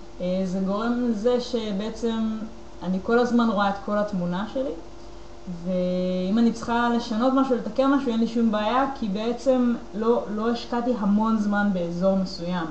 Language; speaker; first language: Hebrew; native; Hebrew